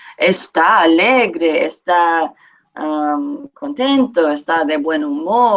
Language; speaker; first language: Spanish; non-native, fluent; English